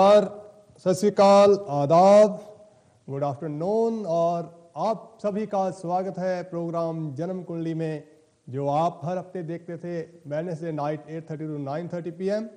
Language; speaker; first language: Hindi; non-native, local second language; Punjabi